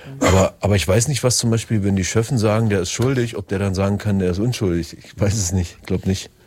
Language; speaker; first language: German; native; German